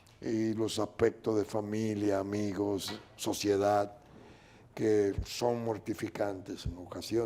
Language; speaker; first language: Spanish; native; Spanish